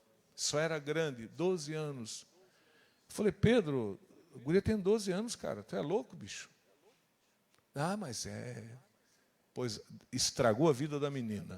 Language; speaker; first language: Portuguese; native; Portuguese